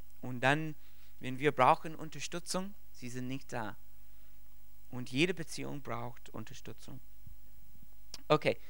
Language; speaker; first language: German; non-native, fluent; English